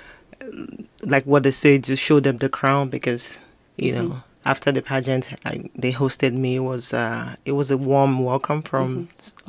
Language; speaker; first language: English; non-native, local second language; Igbo